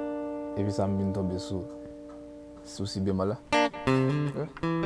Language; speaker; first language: French; non-native, learner; Haitian Creole